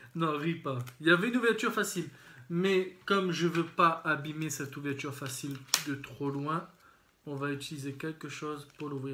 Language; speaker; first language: French; native; French